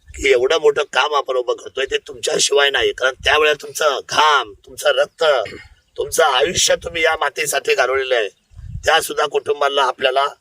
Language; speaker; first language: Marathi; native; Marathi